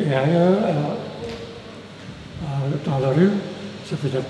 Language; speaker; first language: French; non-native, local second language; German